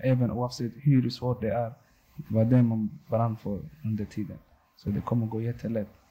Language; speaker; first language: Swedish; non-native, local second language; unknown